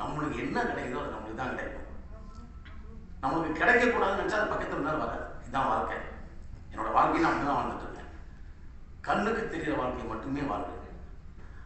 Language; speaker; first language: Tamil; native; Tamil